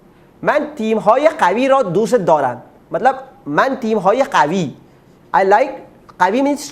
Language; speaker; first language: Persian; non-native, fluent; Urdu